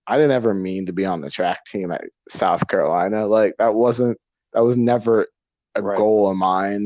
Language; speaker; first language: English; native; English